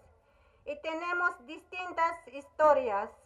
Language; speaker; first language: Spanish; non-native, local second language; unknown